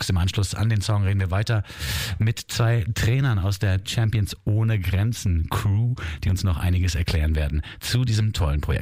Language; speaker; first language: German; native; German